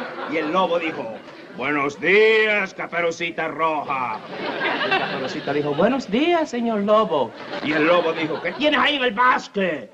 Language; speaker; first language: Spanish; native; Spanish